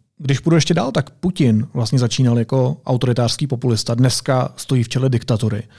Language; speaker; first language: Czech; native; Czech